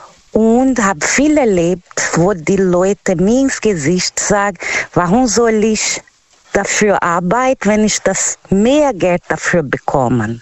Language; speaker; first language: German; non-native, learner; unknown